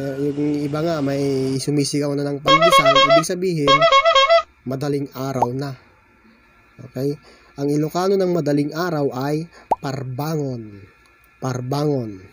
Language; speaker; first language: Filipino; non-native, local second language; Iloko